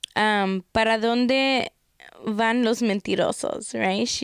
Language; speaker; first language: Spanish; early bilingual, other home language; English